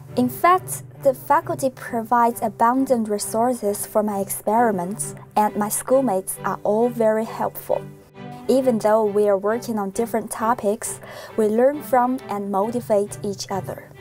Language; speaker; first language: English; non-native, fluent; Chinese